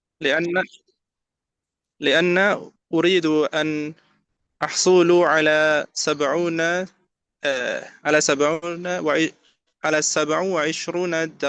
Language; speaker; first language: Arabic; non-native, learner; Indonesian